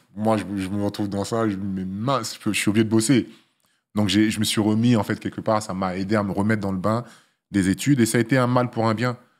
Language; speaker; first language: French; early bilingual, other home language; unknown